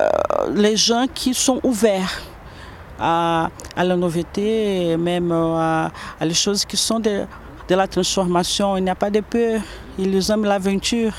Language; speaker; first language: French; non-native, learner; Portuguese